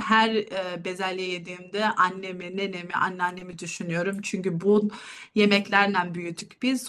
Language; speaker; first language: Turkish; early bilingual, heritage; Turkish